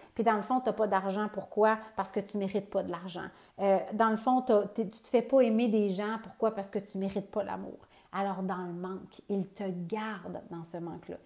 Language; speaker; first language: French; native; French